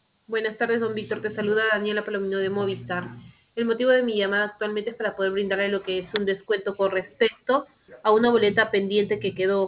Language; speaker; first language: Spanish; native; Spanish